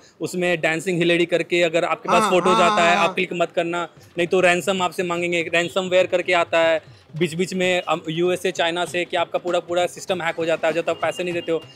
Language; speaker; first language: Hindi; native; Hindi